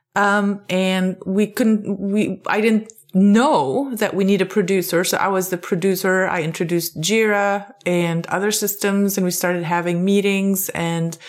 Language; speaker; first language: English; non-native, fluent; Arabic